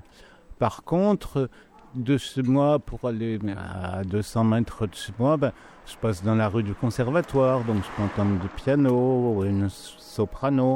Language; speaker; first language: French; native; French